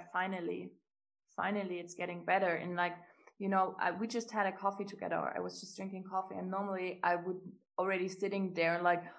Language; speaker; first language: English; non-native, fluent; German